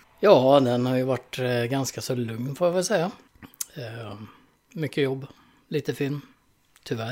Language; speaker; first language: Swedish; native; Swedish